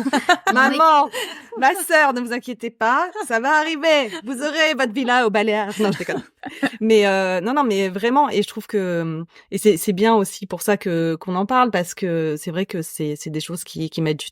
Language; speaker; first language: French; native; French